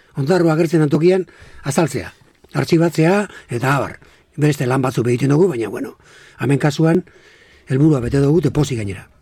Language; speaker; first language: Basque; native; Basque